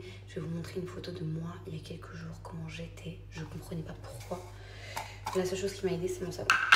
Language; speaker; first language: French; native; French